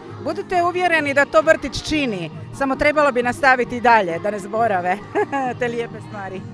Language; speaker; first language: Croatian; native; Croatian